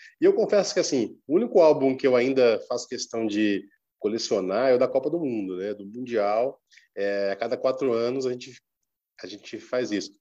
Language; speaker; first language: Portuguese; native; Portuguese